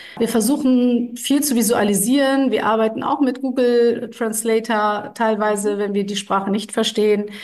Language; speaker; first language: German; early bilingual, other home language; Turkish